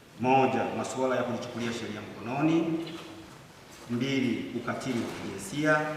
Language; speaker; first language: Swahili; native; Swahili